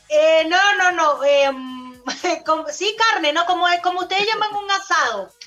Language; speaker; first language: Spanish; native; Spanish